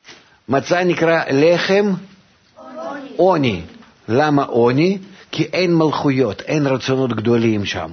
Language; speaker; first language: Hebrew; non-native, fluent; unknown